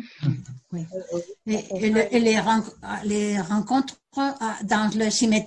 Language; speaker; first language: French; non-native, learner; Spanish